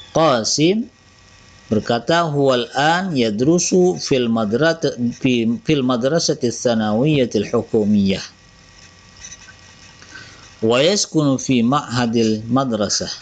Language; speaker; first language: Arabic; non-native, fluent; Indonesian